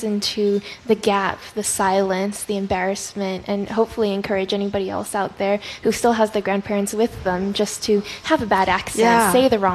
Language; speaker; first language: English; non-native, local second language; Chinese